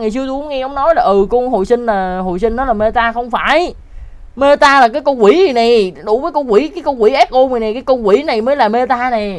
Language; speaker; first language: Vietnamese; native; Vietnamese